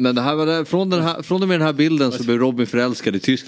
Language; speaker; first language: Swedish; native; Swedish